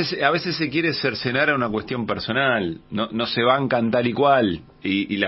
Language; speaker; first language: Spanish; native; Spanish